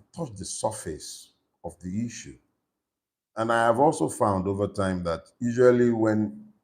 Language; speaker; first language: English; non-native, local second language; Yoruba